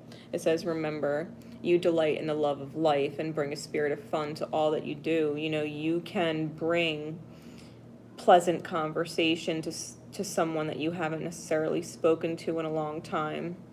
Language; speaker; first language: English; native; English